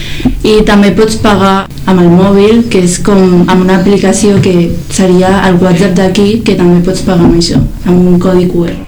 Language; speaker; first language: Catalan; early bilingual, other home language; Chinese